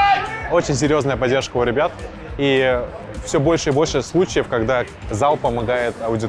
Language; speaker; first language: Russian; native; Russian